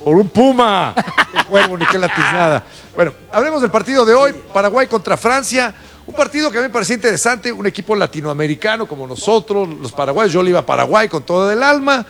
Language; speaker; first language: Spanish; native; Spanish